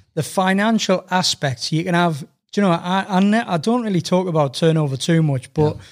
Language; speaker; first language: English; native; English